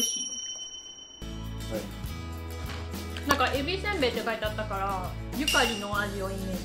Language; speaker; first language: Japanese; non-native, fluent; German